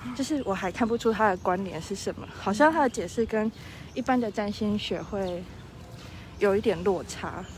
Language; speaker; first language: Chinese; native; Chinese